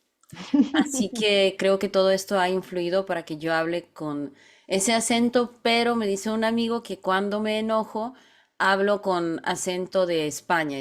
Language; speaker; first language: Spanish; non-native, fluent; Bulgarian